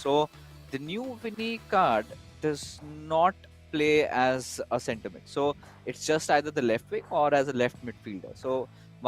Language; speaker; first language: English; non-native, local second language; Hindi